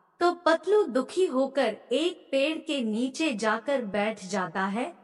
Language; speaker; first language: Hindi; native; Hindi